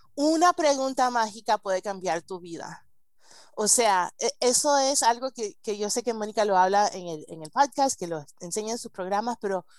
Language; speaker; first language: Spanish; early bilingual, heritage; Spanish